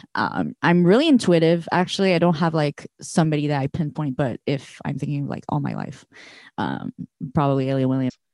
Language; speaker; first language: English; native; English